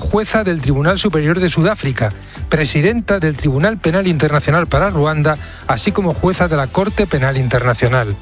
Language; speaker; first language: Spanish; native; Spanish